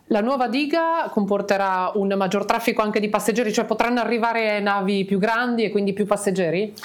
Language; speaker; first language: Italian; native; Italian